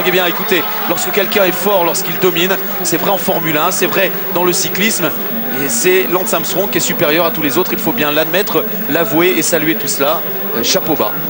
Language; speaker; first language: French; native; French